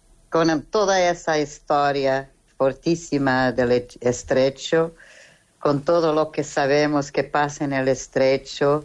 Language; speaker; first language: Spanish; non-native, fluent; Portuguese